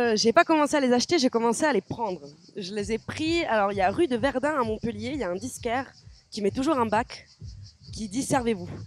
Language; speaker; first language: French; native; French